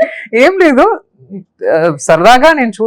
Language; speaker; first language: Telugu; non-native, learner; Tamil